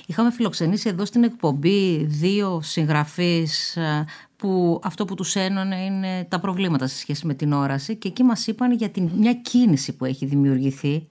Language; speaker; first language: Greek; native; Greek